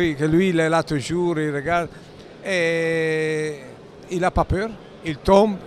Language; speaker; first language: French; non-native, fluent; Italian